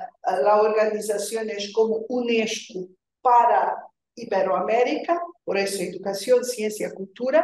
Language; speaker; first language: Spanish; non-native, fluent; Portuguese